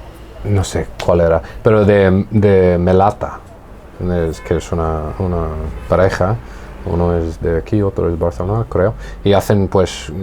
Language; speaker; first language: Spanish; non-native, fluent; English